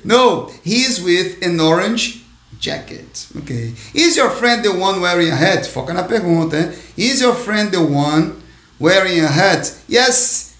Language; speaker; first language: English; non-native, fluent; Portuguese